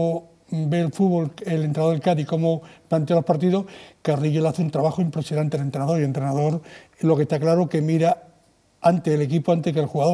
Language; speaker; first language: Spanish; native; Spanish